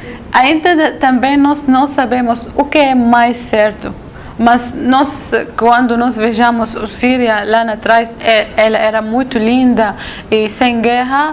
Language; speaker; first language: Portuguese; non-native, learner; Arabic